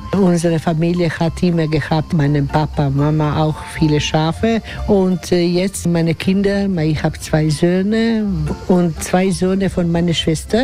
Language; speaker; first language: German; non-native, learner; Croatian